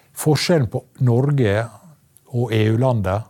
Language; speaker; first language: Norwegian; native; Norwegian